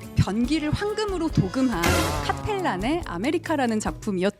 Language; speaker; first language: Korean; native; Korean